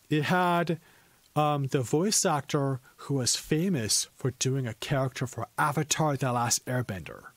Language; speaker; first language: English; native; English